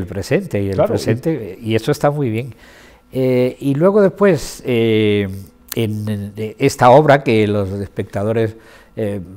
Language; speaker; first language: Spanish; native; Spanish